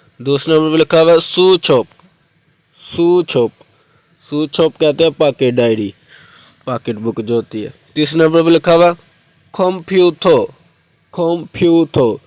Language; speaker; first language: Urdu; non-native, local second language; Punjabi